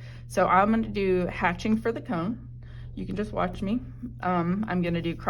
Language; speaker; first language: English; native; English